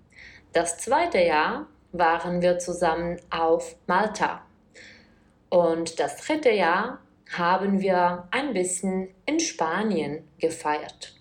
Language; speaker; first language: German; non-native, fluent; Czech